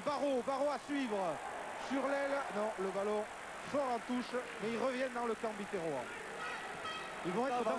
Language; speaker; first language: French; native; French